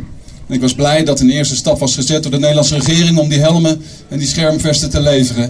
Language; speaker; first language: Dutch; native; Dutch